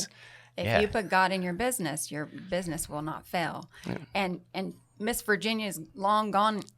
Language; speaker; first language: English; native; English